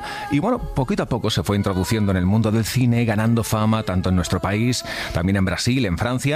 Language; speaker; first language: Spanish; native; Spanish